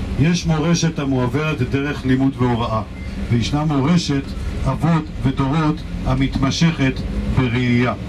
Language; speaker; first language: Hebrew; native; Hebrew